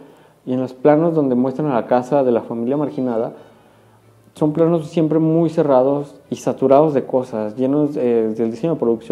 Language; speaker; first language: Spanish; native; Spanish